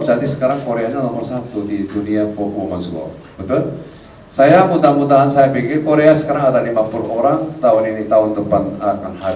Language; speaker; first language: Indonesian; non-native, fluent; Korean